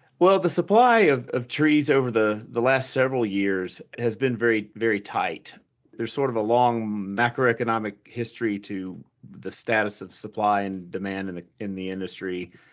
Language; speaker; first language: English; native; English